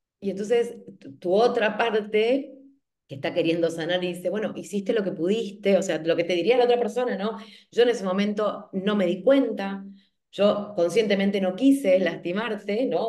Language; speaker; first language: Spanish; native; Spanish